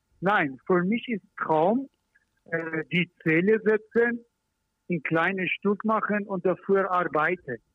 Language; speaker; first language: German; non-native, learner; Persian